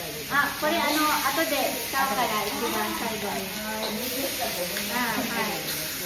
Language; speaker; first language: Japanese; non-native, fluent; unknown